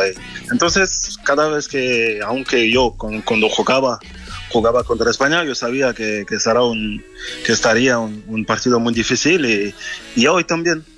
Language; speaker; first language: Spanish; non-native, fluent; French